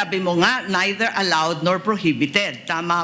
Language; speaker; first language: Filipino; native; Filipino